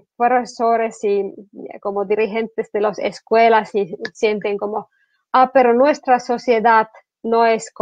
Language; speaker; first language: Spanish; non-native, fluent; Finnish